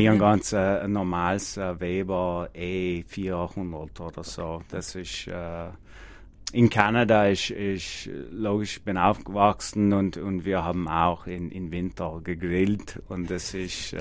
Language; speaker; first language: German; non-native, learner; English